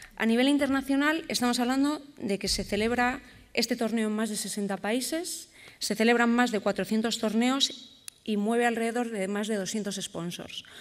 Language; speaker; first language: Spanish; native; Spanish